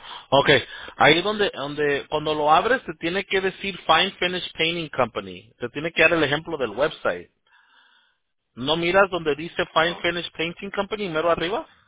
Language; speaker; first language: Spanish; native; Spanish